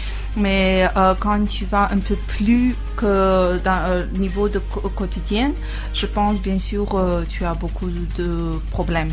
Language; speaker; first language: French; non-native, learner; Armenian